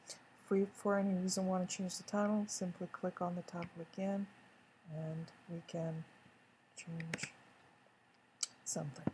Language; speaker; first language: English; native; English